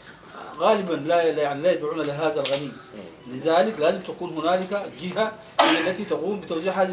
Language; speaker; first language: Arabic; native; Arabic